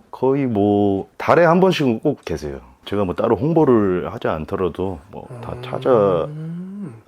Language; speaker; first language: Korean; native; Korean